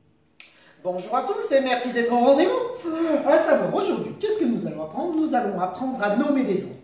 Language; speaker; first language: French; native; French